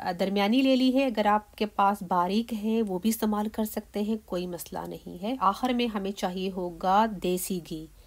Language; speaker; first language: Urdu; native; Urdu